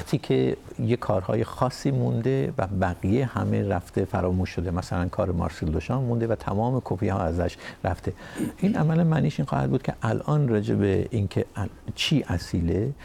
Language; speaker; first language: Persian; native; Persian